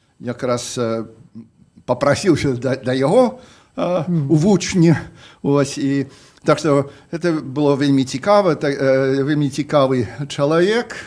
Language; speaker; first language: Belarusian; non-native, fluent; English